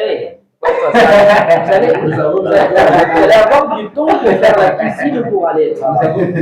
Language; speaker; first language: French; non-native, fluent; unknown